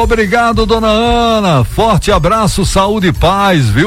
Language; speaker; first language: Portuguese; native; Portuguese